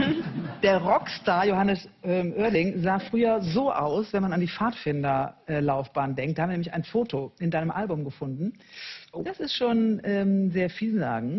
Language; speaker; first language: German; native; German